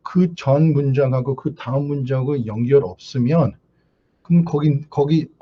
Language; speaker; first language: Korean; early bilingual, heritage; Korean